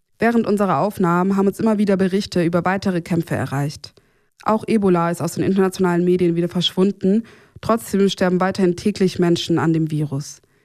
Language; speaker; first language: German; native; German